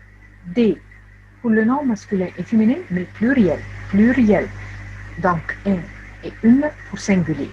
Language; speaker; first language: French; non-native, fluent; Arabic